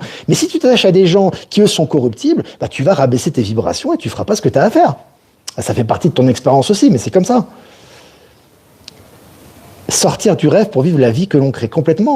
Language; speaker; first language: French; native; French